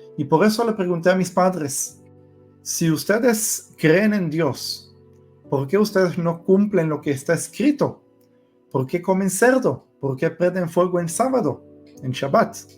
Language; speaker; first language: Spanish; early bilingual, heritage; Hebrew